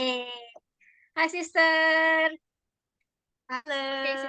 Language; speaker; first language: English; non-native, learner; Indonesian